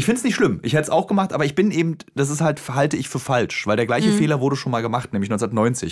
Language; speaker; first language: German; native; German